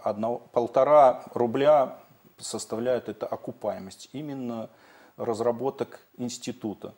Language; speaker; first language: Russian; native; Russian